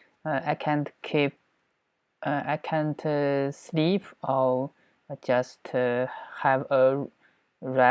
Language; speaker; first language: English; non-native, learner; Chinese